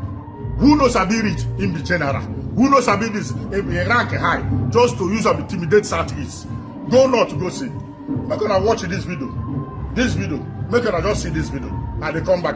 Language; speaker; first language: Nigerian Pidgin; non-native, local second language; Igbo